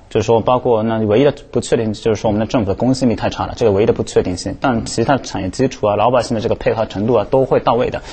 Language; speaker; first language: Chinese; non-native, fluent; Japanese